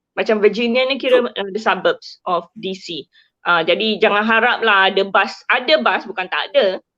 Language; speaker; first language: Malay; native; Malay